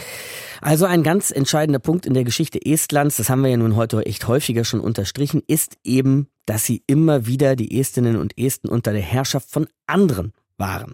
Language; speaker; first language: German; native; German